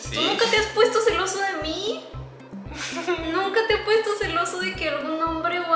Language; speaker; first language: Spanish; native; Spanish